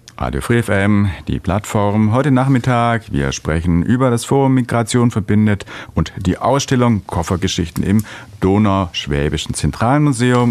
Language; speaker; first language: German; native; German